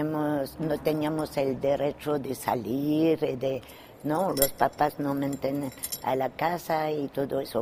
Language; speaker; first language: Spanish; non-native, fluent; French